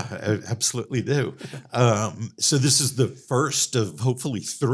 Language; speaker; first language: English; native; English